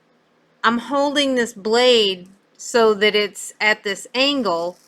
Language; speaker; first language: English; native; English